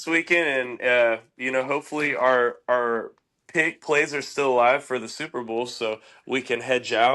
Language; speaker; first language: English; native; English